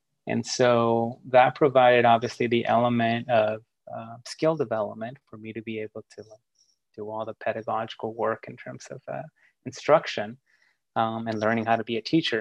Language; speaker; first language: English; early bilingual, other home language; Spanish